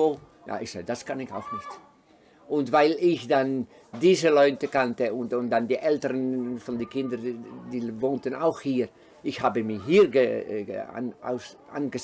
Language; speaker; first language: German; non-native, fluent; Dutch